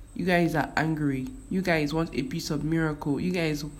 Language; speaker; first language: English; non-native, local second language; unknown